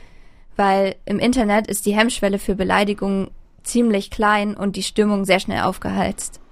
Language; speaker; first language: German; native; German